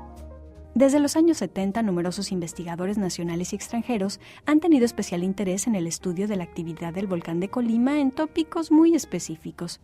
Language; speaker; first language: Spanish; native; Spanish